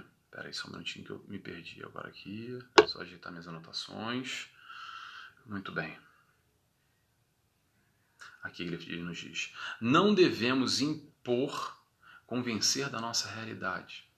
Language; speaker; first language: Portuguese; native; Portuguese